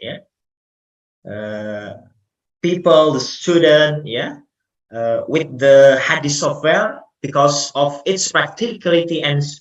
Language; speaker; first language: English; non-native, fluent; Indonesian